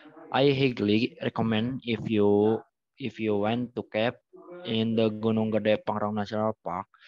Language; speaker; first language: English; non-native, learner; Indonesian